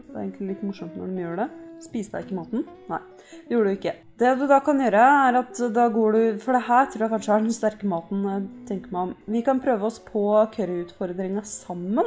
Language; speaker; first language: Norwegian; native; Norwegian